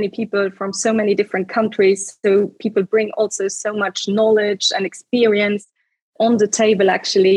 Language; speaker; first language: English; non-native, fluent; Luxembourgish